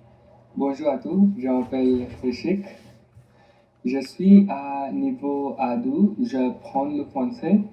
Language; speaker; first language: French; non-native, learner; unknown